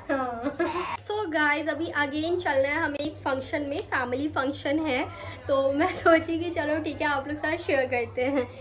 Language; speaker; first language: Hindi; native; Hindi